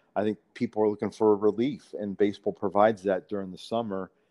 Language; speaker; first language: English; native; English